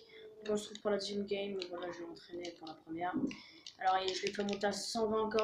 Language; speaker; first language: French; native; French